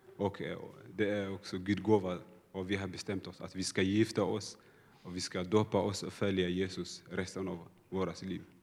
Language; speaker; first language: Swedish; non-native, learner; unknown